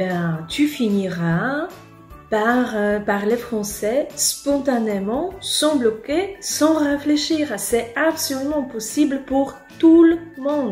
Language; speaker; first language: French; non-native, fluent; Polish